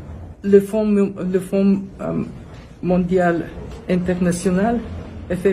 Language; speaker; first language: French; non-native, learner; Bulgarian